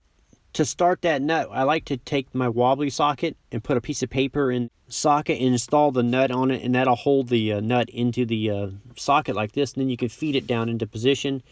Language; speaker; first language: English; native; English